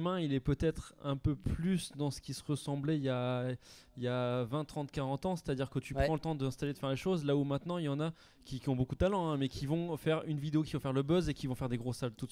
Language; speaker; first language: French; native; French